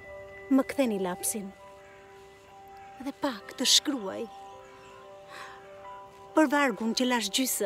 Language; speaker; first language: Albanian; native; Albanian